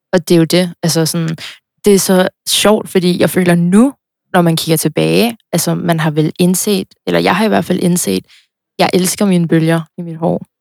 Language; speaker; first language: Danish; early bilingual, other home language; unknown